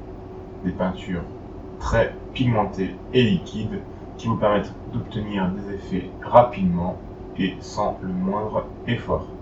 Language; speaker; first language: French; native; French